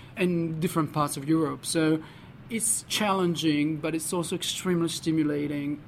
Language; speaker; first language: English; non-native, fluent; Italian